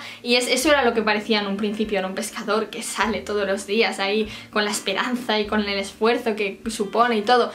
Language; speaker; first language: Spanish; native; Spanish